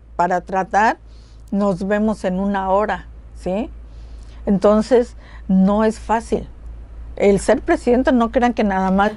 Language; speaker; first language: Spanish; native; Spanish